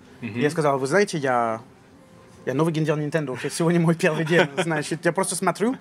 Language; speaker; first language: Russian; non-native, learner; French